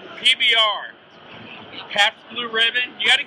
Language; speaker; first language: English; native; English